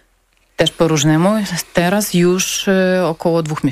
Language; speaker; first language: Polish; non-native, learner; Ukrainian